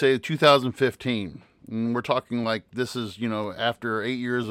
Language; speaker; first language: English; native; English